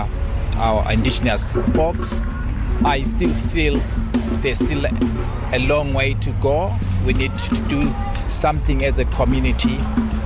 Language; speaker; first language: English; non-native, local second language; Shona